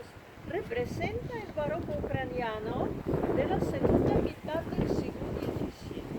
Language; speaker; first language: Spanish; non-native, fluent; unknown